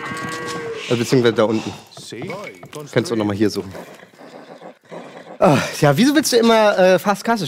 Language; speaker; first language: German; native; German